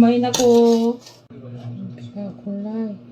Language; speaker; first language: Filipino; non-native, learner; Korean